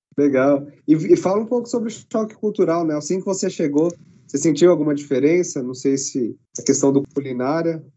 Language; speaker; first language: Portuguese; native; Portuguese